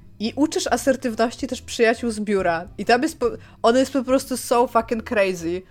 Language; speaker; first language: Polish; native; Polish